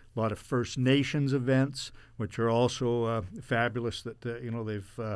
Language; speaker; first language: English; native; English